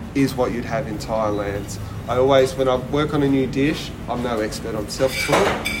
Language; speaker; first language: English; native; English